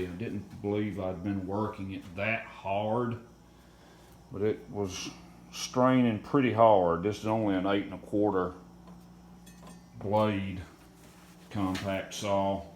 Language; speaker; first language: English; native; English